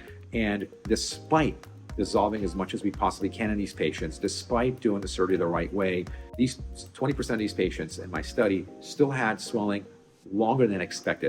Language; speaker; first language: English; native; English